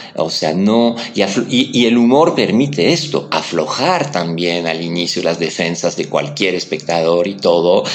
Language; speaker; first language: Spanish; non-native, fluent; French